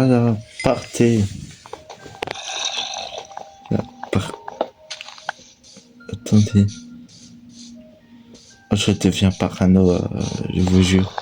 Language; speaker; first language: French; native; French